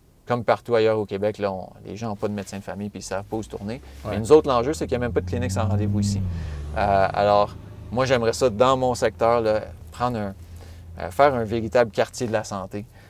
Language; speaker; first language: French; native; French